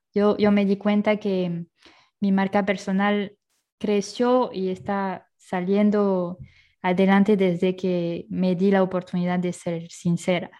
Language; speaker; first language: Spanish; non-native, fluent; French